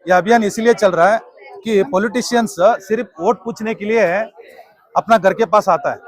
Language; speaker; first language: Hindi; non-native, local second language; Kannada